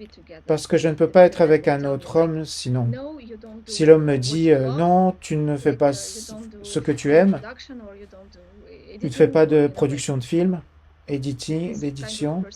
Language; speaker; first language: French; non-native, fluent; Ukrainian